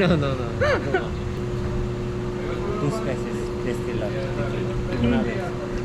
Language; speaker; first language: Spanish; non-native, learner; Korean